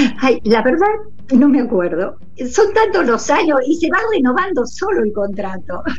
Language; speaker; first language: Spanish; non-native, local second language; German